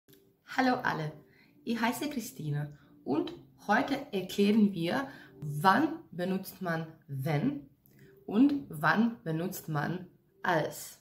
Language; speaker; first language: German; non-native, fluent; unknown